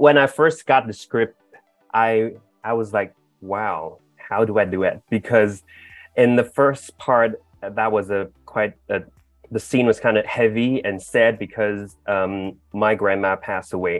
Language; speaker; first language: English; non-native, local second language; Cantonese